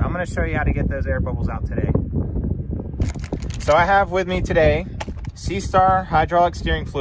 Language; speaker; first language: English; native; English